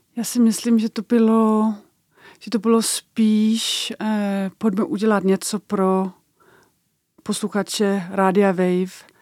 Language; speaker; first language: Czech; non-native, fluent; Danish